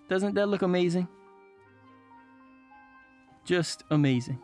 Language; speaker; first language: English; native; English